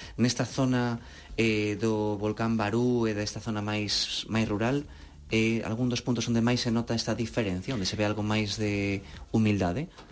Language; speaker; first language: Galician; native; Galician